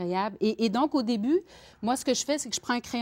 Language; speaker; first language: French; native; French